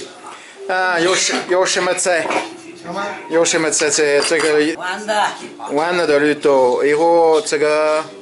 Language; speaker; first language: Chinese; non-native, learner; French